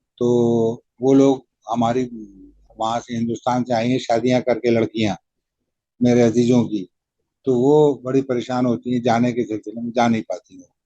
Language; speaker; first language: Urdu; native; Urdu